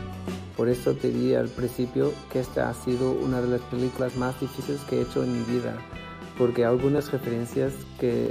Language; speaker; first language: Spanish; non-native, fluent; Portuguese